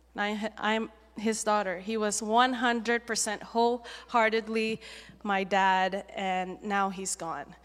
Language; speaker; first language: English; native; English